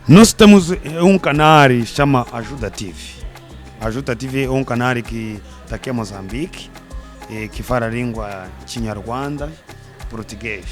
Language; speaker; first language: Portuguese; non-native, learner; Kinyarwanda